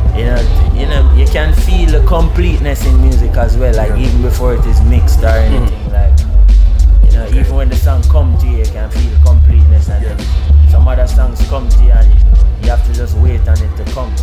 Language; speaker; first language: English; non-native, fluent; Italian